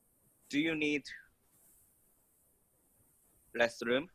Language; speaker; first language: English; non-native, learner; Japanese